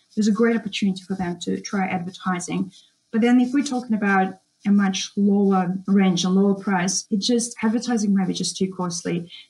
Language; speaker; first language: English; non-native, fluent; Russian